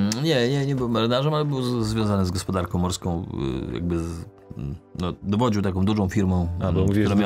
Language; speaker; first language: Polish; native; Polish